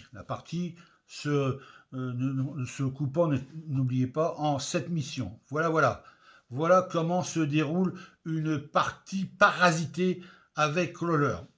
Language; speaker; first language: French; native; French